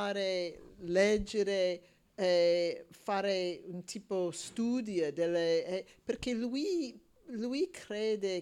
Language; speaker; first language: Italian; non-native, learner; English